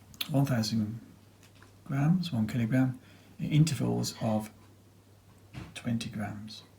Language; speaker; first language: English; native; English